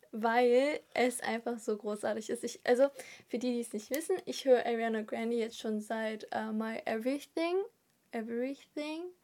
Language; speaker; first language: German; early bilingual, other home language; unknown